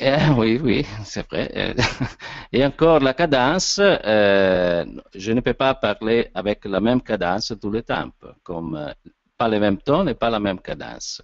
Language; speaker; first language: French; non-native, learner; Italian